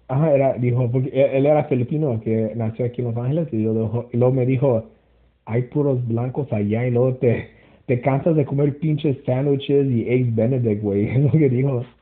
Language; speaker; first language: Spanish; early bilingual, heritage; Spanish